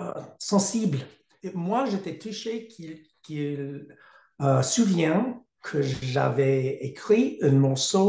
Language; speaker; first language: French; non-native, learner; English